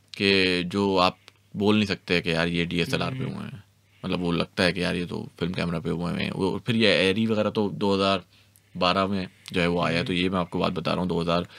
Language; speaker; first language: Urdu; native; Urdu